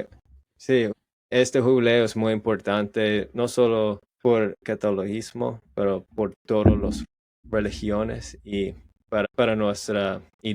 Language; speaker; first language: Spanish; non-native, learner; English